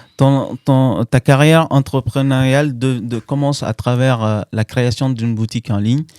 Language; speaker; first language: French; non-native, local second language; Bambara